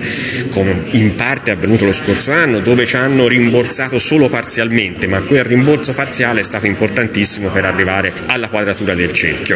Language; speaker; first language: Italian; native; Italian